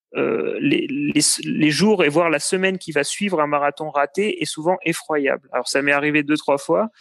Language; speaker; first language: French; native; French